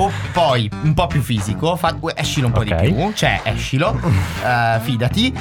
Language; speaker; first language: Italian; native; Italian